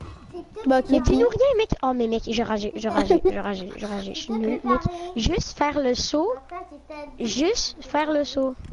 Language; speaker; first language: French; native; French